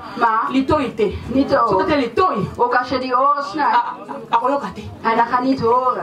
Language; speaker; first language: Dutch; non-native, fluent; Lingala